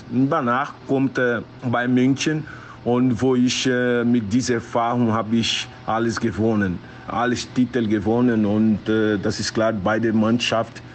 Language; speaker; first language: German; non-native, learner; Portuguese